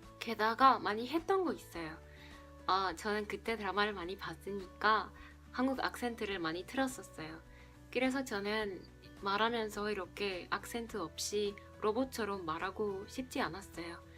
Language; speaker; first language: Korean; non-native, fluent; Spanish